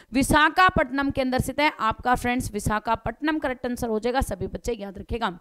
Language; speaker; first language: Hindi; native; Hindi